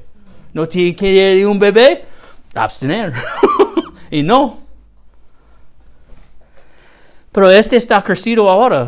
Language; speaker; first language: Spanish; non-native, learner; English